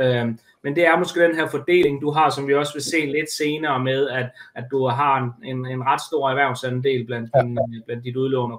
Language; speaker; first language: Danish; native; Danish